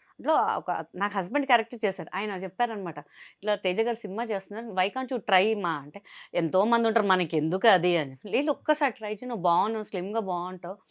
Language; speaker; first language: Telugu; non-native, local second language; Hindi